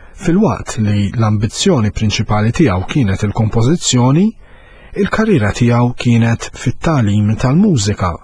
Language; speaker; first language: Maltese; native; Maltese